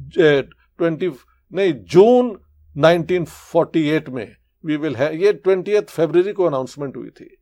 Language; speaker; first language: Hindi; native; Hindi